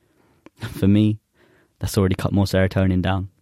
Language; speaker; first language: English; non-native, local second language; Urdu